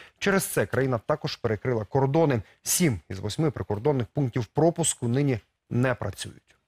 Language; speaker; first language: Ukrainian; native; Ukrainian